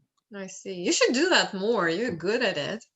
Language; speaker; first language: English; non-native, fluent; Russian